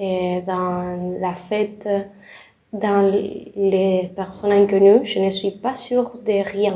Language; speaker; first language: French; non-native, learner; Spanish